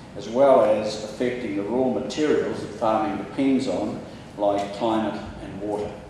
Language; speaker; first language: English; native; English